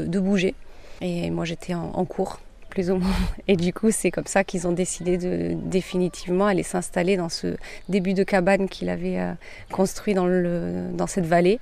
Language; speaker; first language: French; native; French